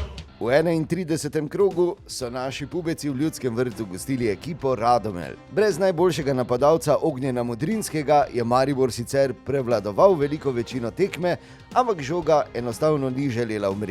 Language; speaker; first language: Slovenian; native; Slovenian